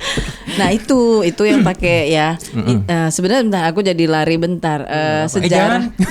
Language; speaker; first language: Indonesian; native; Indonesian